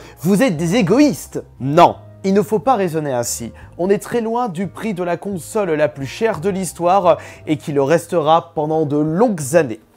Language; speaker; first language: French; native; French